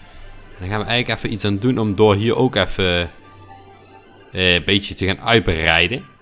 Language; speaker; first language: Dutch; native; Dutch